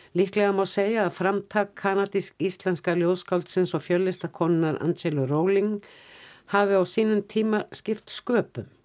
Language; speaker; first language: Icelandic; native; Icelandic